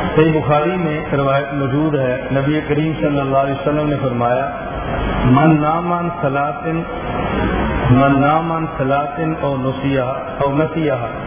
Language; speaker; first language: Urdu; native; Urdu